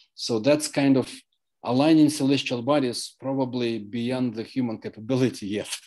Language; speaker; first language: English; non-native, fluent; Russian